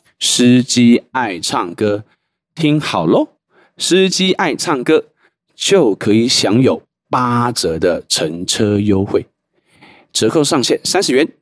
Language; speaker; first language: Chinese; native; Chinese